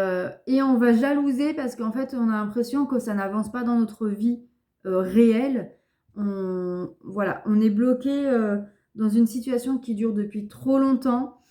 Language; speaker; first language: French; native; French